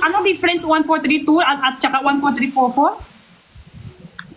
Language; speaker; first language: Filipino; non-native, learner; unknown